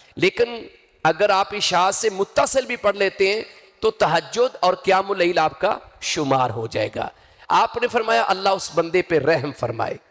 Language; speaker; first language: Urdu; non-native, local second language; Punjabi